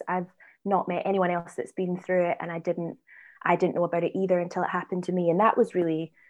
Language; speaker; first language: English; native; English